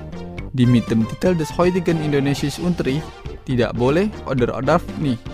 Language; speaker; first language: German; non-native, fluent; Indonesian